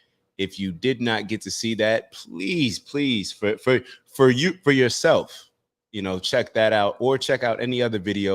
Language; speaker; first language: English; native; English